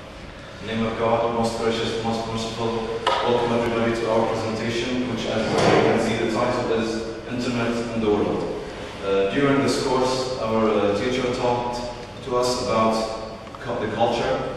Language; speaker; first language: English; non-native, fluent; Arabic